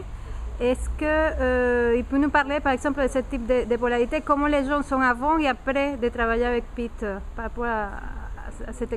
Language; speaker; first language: French; non-native, fluent; Spanish